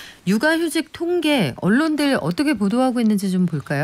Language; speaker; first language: Korean; native; Korean